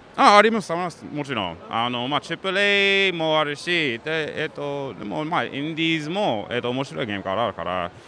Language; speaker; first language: Japanese; non-native, fluent; English